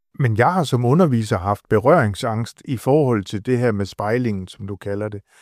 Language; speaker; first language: Danish; native; Danish